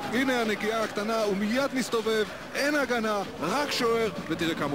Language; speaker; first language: Hebrew; native; Hebrew